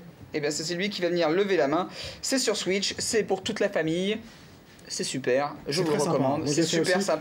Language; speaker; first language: French; native; French